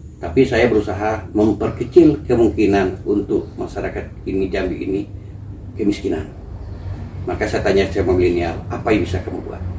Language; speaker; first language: Indonesian; non-native, local second language; Minangkabau